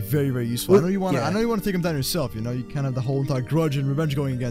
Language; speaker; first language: English; native; English